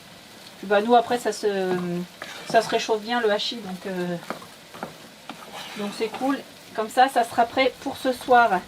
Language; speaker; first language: French; native; French